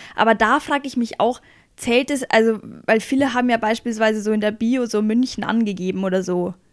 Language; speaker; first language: German; native; German